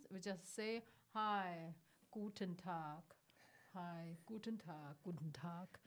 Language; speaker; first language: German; non-native, fluent; Chinese